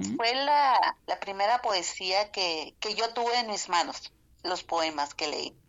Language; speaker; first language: Spanish; non-native, local second language; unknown